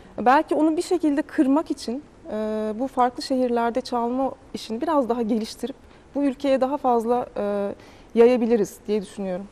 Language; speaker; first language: Turkish; native; Turkish